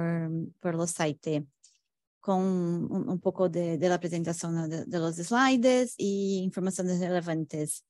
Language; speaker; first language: Spanish; non-native, fluent; Portuguese